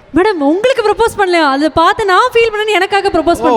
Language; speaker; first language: Tamil; native; Tamil